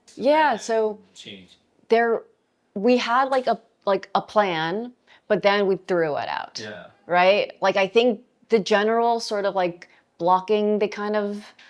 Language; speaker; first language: English; native; English